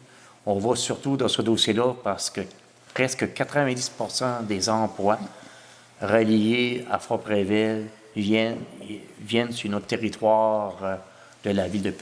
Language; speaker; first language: French; native; French